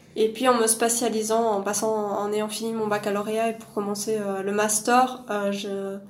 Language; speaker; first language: French; native; French